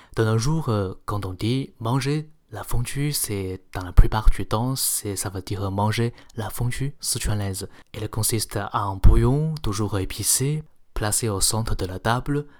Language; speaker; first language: French; non-native, fluent; Chinese